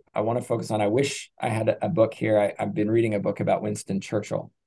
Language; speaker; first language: English; native; English